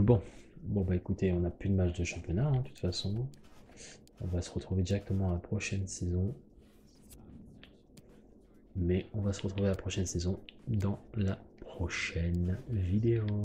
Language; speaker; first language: French; native; French